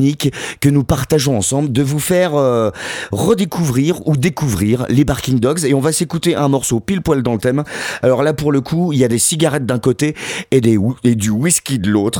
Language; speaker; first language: French; native; French